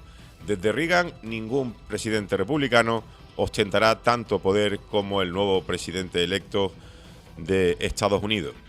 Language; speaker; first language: Spanish; native; Spanish